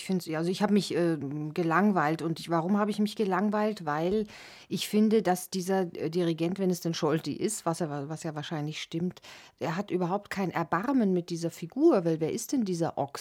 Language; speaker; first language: German; native; German